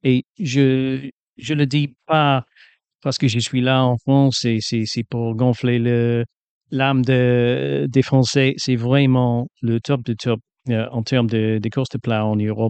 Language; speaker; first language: French; non-native, fluent; English